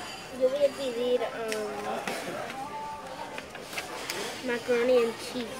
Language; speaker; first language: Spanish; early bilingual, heritage; Spanish